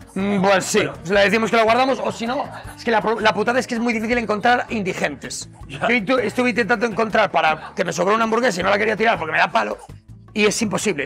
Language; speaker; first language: Spanish; native; Spanish